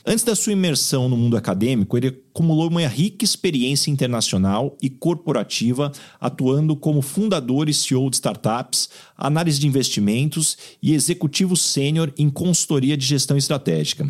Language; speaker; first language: Portuguese; native; Portuguese